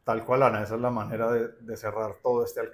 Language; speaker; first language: Spanish; native; Spanish